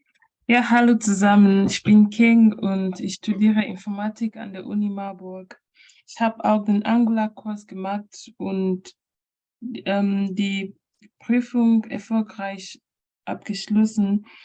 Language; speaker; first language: German; non-native, fluent; French